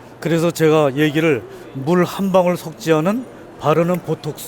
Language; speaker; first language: Korean; native; Korean